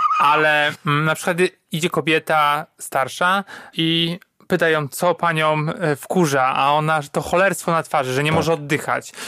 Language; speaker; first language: Polish; native; Polish